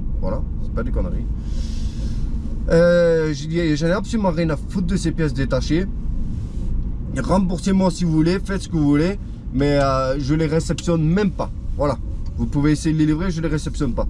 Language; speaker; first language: French; native; French